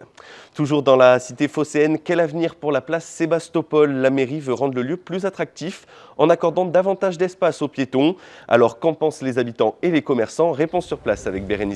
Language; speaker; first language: French; native; French